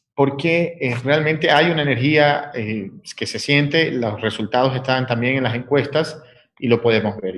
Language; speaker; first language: Spanish; native; Spanish